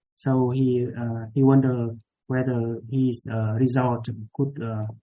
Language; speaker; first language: English; non-native, learner; Vietnamese